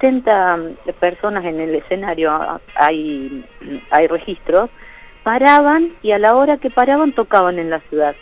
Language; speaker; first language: Spanish; native; Spanish